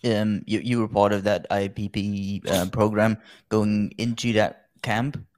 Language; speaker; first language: English; non-native, fluent; Dutch